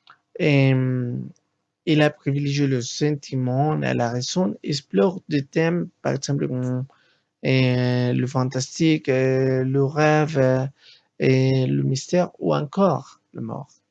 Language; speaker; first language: French; non-native, learner; Spanish